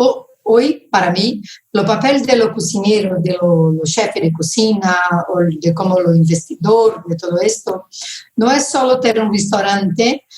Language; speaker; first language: Spanish; non-native, fluent; Portuguese